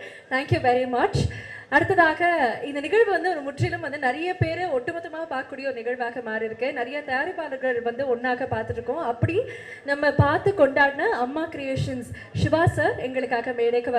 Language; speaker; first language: Tamil; native; Tamil